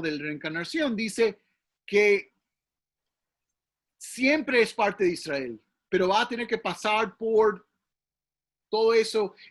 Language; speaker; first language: Spanish; early bilingual, heritage; English